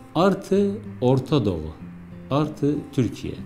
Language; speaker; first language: Turkish; early bilingual, heritage; Arabic